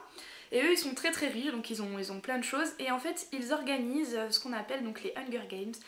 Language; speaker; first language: French; native; French